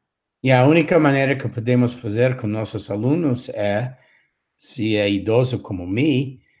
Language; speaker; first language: Portuguese; non-native, fluent; English